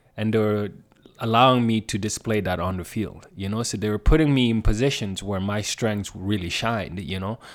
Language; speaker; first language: English; non-native, fluent; Swedish